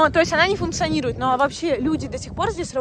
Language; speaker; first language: Russian; native; Russian